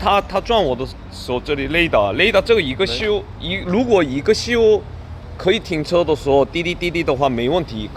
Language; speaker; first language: Chinese; non-native, learner; Korean